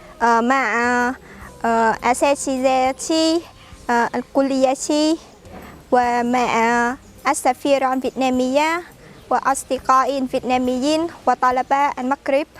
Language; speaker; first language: Arabic; non-native, learner; Vietnamese